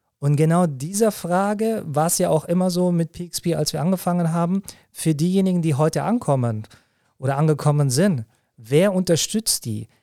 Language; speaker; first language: German; early bilingual, other home language; Arabic